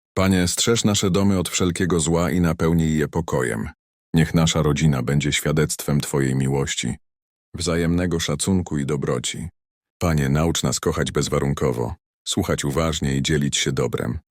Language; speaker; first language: Polish; native; Polish